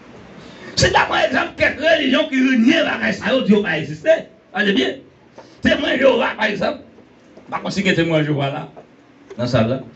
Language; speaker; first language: French; non-native, learner; Haitian Creole